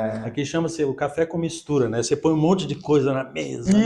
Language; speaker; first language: Portuguese; native; Portuguese